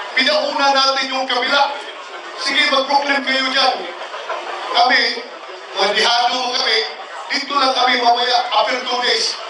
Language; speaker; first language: Filipino; non-native, local second language; Cebuano